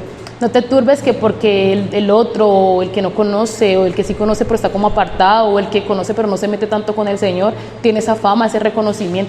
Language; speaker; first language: Spanish; native; Spanish